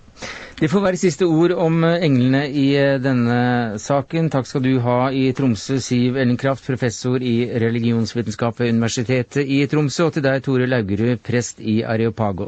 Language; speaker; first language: Norwegian; native; Norwegian